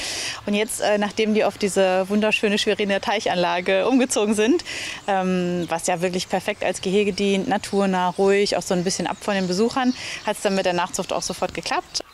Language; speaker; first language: German; native; German